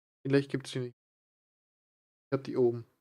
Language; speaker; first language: German; native; German